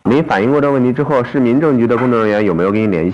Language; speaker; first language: Chinese; native; Chinese